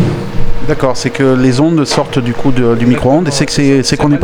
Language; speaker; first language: French; native; French